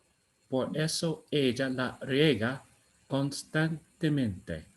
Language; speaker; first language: Spanish; non-native, learner; English